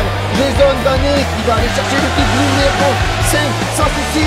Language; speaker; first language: French; native; French